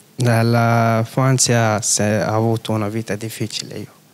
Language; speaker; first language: Italian; non-native, fluent; Urdu